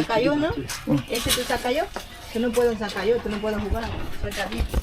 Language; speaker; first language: Spanish; non-native, learner; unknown